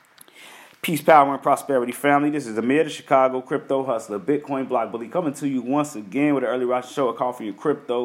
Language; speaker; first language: English; native; English